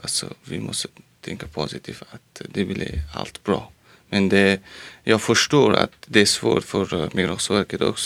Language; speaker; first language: Swedish; non-native, learner; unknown